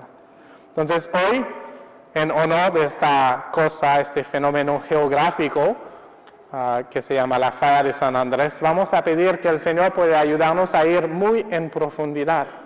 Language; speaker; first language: Spanish; non-native, fluent; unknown